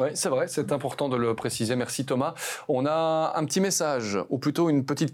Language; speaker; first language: French; native; French